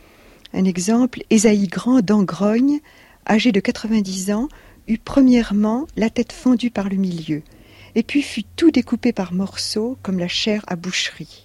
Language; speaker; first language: French; native; French